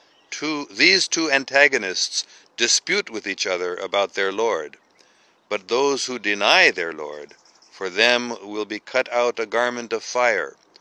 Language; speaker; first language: English; native; English